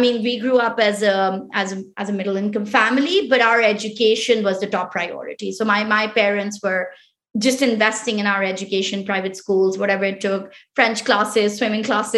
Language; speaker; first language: English; non-native, local second language; Pashto